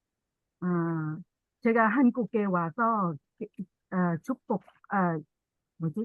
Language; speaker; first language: Korean; non-native, learner; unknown